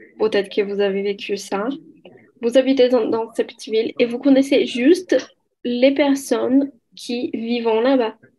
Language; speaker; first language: French; non-native, learner; Portuguese